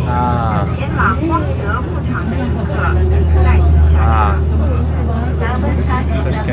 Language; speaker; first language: Japanese; non-native, fluent; French